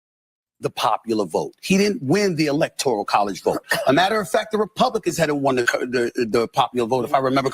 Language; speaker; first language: English; native; English